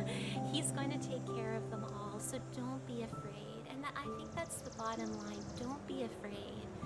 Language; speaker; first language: English; native; English